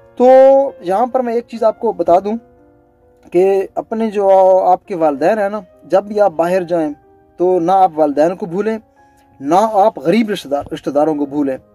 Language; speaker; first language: Urdu; non-native, local second language; Saraiki